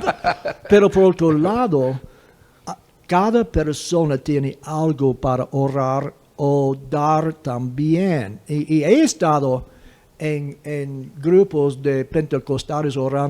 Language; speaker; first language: Spanish; non-native, fluent; English